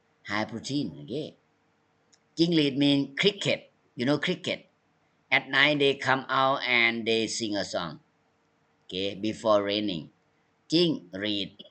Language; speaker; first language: English; non-native, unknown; Thai